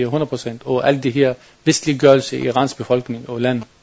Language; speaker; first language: Danish; non-native, learner; Arabic